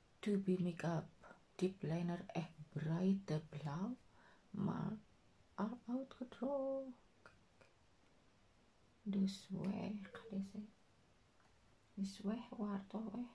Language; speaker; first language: Dutch; non-native, learner; Indonesian